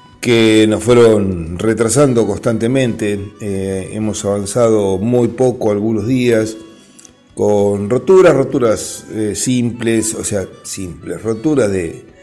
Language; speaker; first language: Spanish; native; Spanish